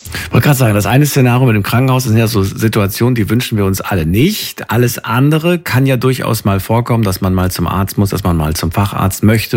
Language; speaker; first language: German; native; German